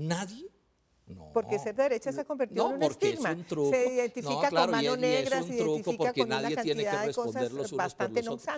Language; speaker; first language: Spanish; native; Spanish